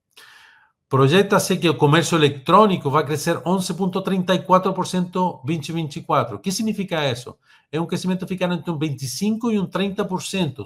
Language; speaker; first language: Portuguese; non-native, fluent; Spanish